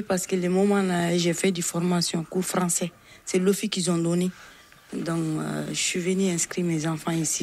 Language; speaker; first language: French; non-native, learner; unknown